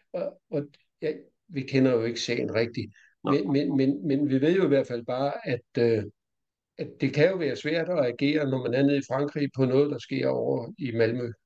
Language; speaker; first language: Danish; native; Danish